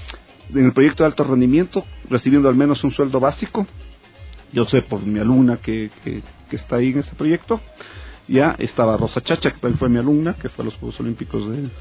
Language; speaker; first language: Spanish; native; Spanish